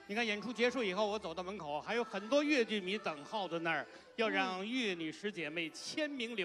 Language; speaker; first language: Chinese; native; Chinese